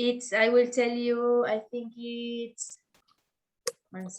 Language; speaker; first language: English; non-native, fluent; Spanish